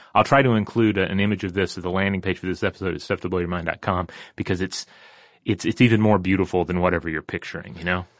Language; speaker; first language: English; native; English